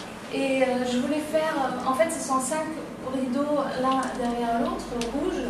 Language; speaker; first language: French; non-native, fluent; German